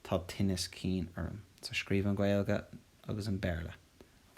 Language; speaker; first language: Irish; non-native, local second language; English